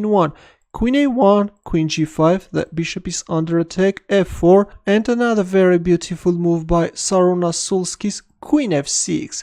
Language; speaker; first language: English; non-native, fluent; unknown